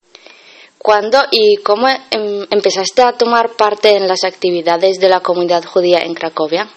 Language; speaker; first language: Spanish; non-native, fluent; Polish